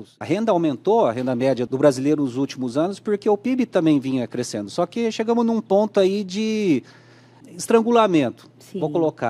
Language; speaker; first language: Portuguese; native; Portuguese